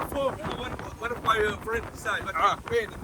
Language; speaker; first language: English; non-native, learner; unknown